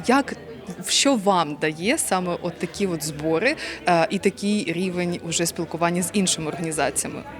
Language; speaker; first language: Ukrainian; native; Ukrainian